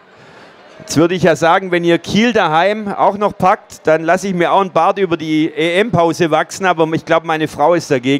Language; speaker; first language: German; native; German